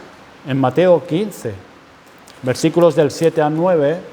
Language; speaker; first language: Spanish; native; Spanish